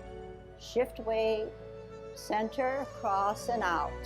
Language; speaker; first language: English; native; English